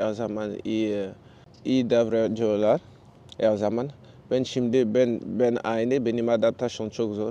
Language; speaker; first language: Turkish; non-native, learner; French